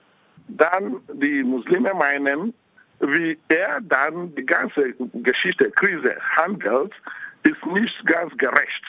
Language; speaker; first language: German; non-native, fluent; Igbo